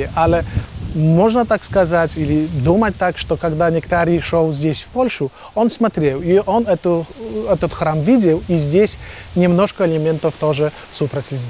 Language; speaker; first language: Russian; non-native, fluent; Polish